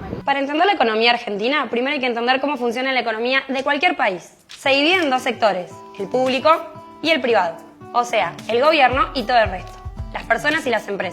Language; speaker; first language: Spanish; native; Spanish